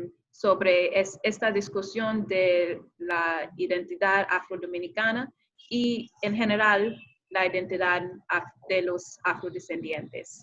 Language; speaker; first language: Spanish; non-native, fluent; English